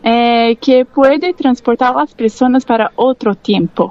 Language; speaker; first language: Spanish; non-native, learner; Portuguese